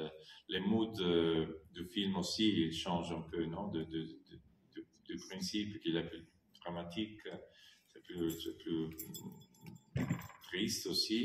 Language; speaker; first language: French; non-native, fluent; Italian